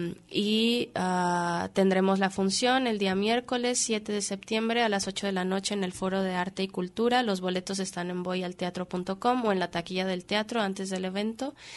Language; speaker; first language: Spanish; native; Spanish